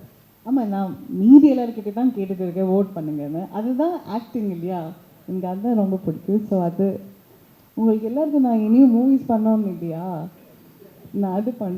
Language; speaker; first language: Tamil; early bilingual, heritage; Tamil